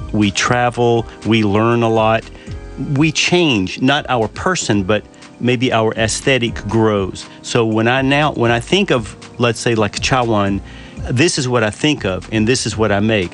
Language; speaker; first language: English; native; English